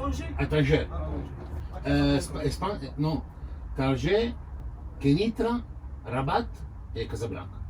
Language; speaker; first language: French; non-native, learner; Italian